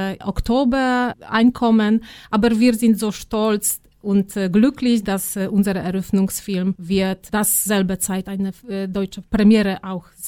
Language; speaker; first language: German; non-native, fluent; Polish